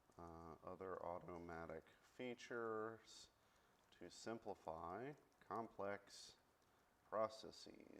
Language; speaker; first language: English; native; English